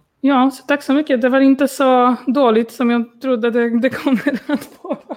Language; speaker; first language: Swedish; non-native, learner; Polish